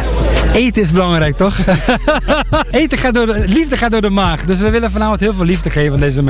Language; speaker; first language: Dutch; native; Dutch